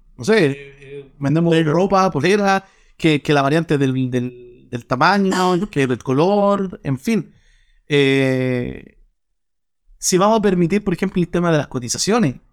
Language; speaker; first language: Spanish; native; Spanish